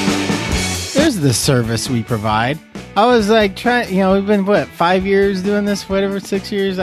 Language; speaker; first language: English; native; English